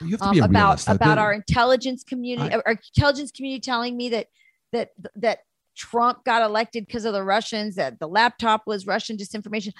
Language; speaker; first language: English; native; English